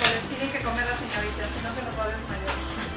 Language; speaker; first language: Spanish; native; Spanish